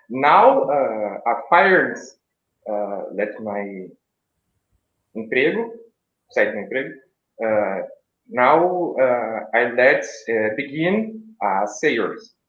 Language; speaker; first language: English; non-native, learner; Portuguese